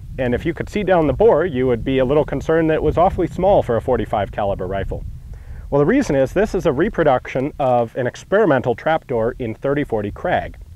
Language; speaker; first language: English; native; English